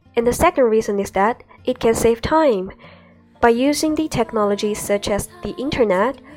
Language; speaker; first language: English; non-native, fluent; Chinese